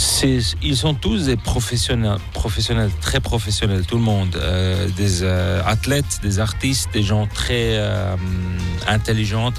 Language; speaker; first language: French; non-native, local second language; German